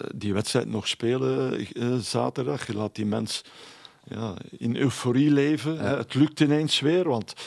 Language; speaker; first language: Dutch; native; Dutch